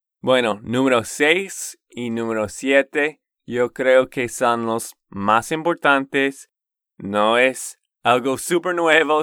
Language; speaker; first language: Spanish; non-native, fluent; English